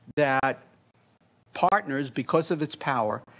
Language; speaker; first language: English; native; English